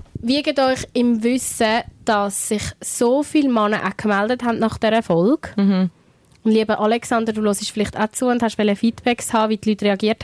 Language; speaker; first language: German; native; German